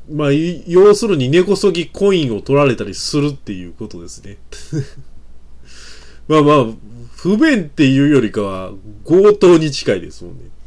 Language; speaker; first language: Japanese; native; Japanese